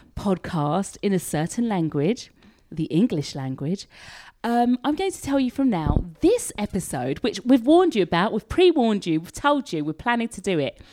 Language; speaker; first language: English; native; English